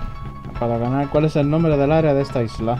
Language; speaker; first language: Spanish; native; Spanish